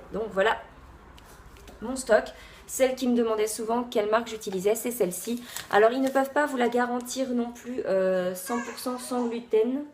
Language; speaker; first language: French; native; French